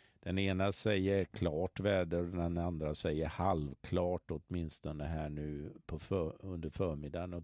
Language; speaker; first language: Swedish; native; Swedish